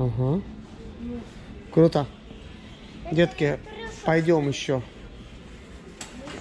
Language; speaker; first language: Russian; native; Russian